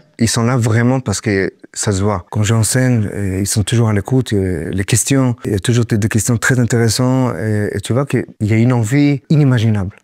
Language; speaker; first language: French; non-native, fluent; Hebrew